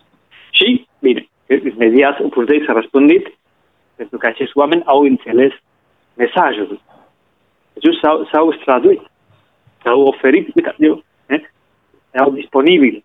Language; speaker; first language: Romanian; non-native, fluent; Spanish